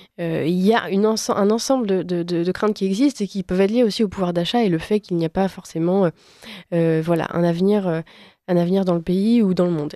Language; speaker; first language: French; native; French